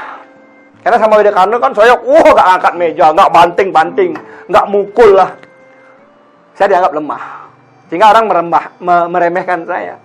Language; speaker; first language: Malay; non-native, local second language; Balinese